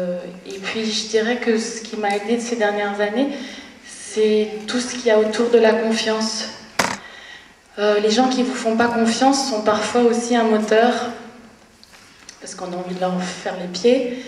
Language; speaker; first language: French; native; French